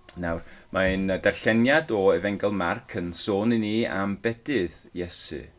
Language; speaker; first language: Welsh; non-native, local second language; English